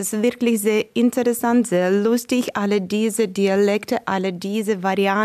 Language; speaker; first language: German; non-native, learner; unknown